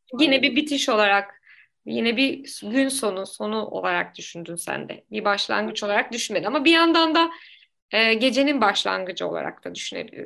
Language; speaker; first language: Turkish; native; Turkish